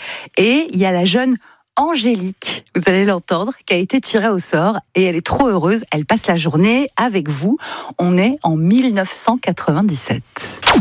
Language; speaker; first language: French; native; French